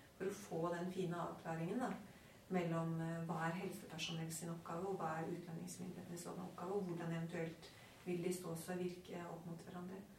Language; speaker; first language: Norwegian; native; Norwegian